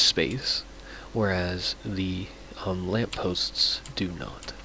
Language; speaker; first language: English; native; English